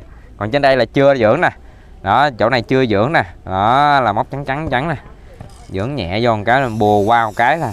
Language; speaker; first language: Vietnamese; native; Vietnamese